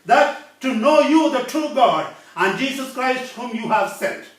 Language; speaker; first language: English; non-native, local second language; Malayalam